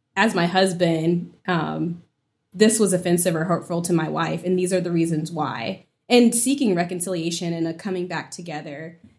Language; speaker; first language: English; native; English